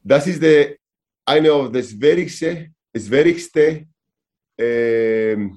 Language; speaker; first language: German; non-native, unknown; Spanish